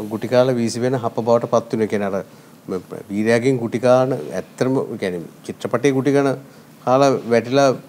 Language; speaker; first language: Sinhala; native; Sinhala